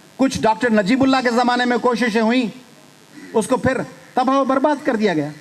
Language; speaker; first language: Urdu; non-native, local second language; Sindhi